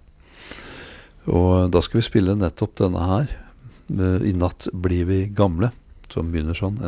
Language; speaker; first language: Norwegian; native; Norwegian